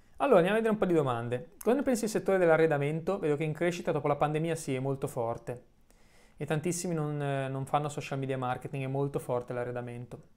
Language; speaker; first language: Italian; native; Italian